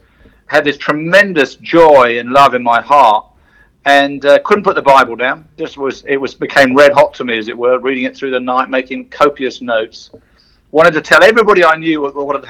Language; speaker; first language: English; native; English